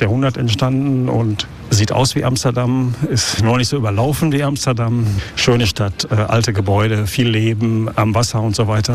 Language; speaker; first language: German; native; German